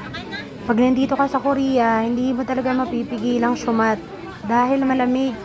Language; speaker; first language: Filipino; native; Filipino